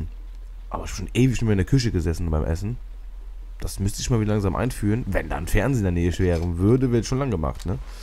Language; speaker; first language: German; native; German